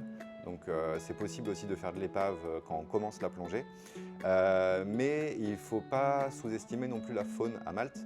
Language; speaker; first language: French; native; French